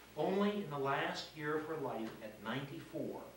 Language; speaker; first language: English; native; English